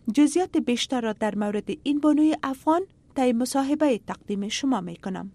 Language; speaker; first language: Persian; native; Persian